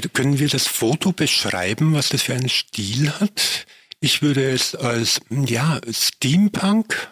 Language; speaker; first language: German; native; German